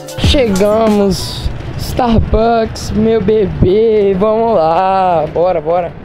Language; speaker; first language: Portuguese; early bilingual, heritage; Portuguese